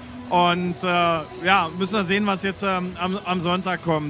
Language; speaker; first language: German; native; German